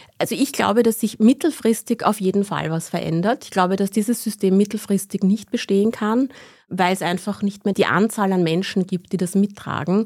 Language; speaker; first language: German; early bilingual, other home language; Persian